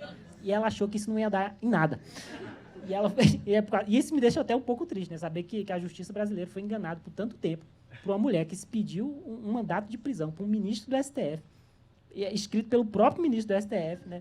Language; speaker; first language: Portuguese; native; Portuguese